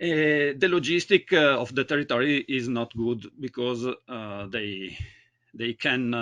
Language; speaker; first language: English; non-native, learner; Italian